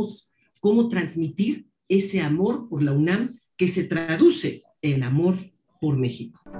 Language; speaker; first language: Spanish; native; Spanish